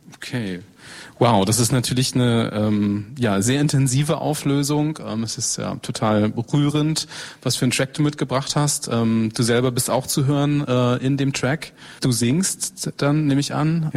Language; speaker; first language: German; native; German